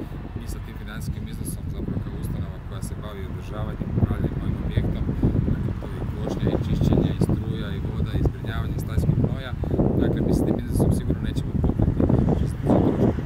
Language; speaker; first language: Croatian; native; Croatian